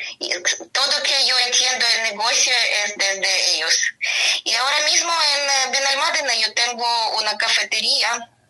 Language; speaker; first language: Spanish; non-native, learner; Ukrainian